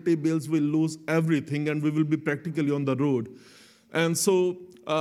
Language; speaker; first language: English; non-native, local second language; Urdu